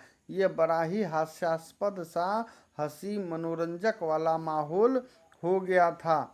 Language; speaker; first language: Hindi; native; Hindi